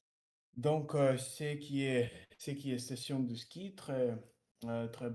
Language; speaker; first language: French; non-native, learner; Russian